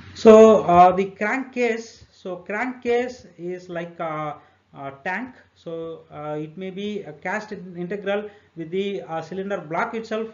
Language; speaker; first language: English; non-native, local second language; Telugu